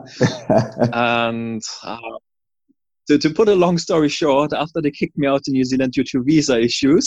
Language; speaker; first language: English; non-native, fluent; German